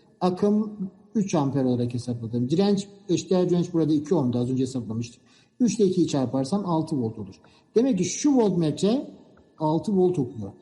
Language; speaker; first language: Turkish; native; Turkish